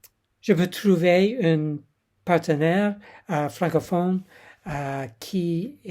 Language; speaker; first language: French; non-native, learner; English